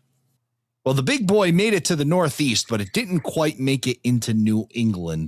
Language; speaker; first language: English; native; English